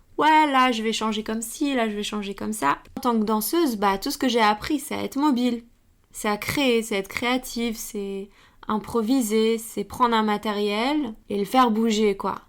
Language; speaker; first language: French; native; French